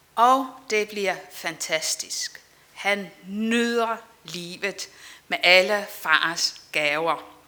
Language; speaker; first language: Danish; non-native, fluent; Dutch